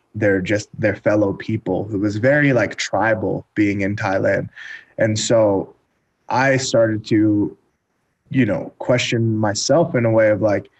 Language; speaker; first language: English; native; English